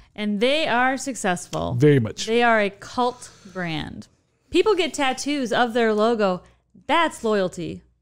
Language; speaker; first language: English; native; English